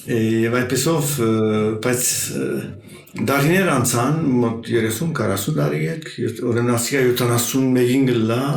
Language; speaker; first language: Armenian; early bilingual, heritage; Armenian